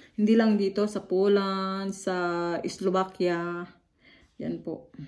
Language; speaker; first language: Filipino; non-native, local second language; Iloko